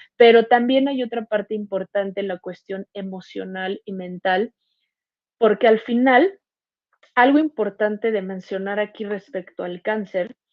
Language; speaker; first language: Spanish; native; Spanish